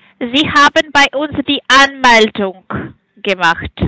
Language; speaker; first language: German; non-native, learner; Hungarian